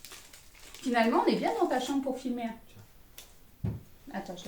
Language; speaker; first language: French; native; French